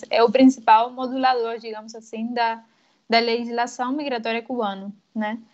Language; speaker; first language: Portuguese; non-native, fluent; Spanish